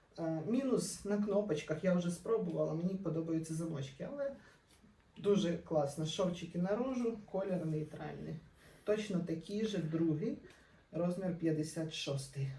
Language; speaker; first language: Ukrainian; non-native, local second language; Russian